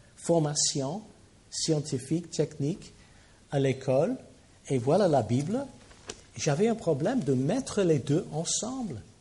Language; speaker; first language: French; non-native, fluent; English